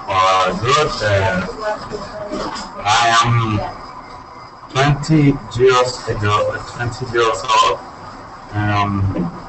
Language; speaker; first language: English; non-native, learner; Spanish